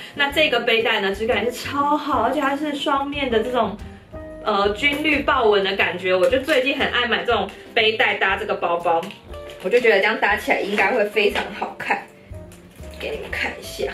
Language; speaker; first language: Chinese; native; Chinese